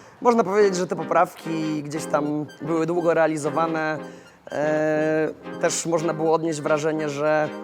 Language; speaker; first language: Polish; native; Polish